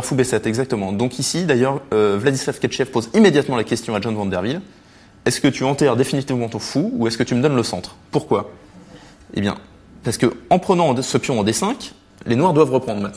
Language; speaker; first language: French; native; French